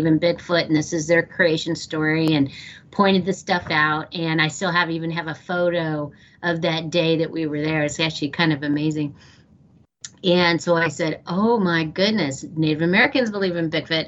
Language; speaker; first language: English; native; English